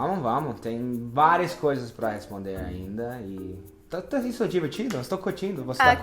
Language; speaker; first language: Portuguese; non-native, fluent; English